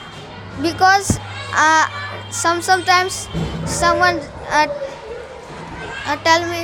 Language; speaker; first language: English; non-native, learner; Hindi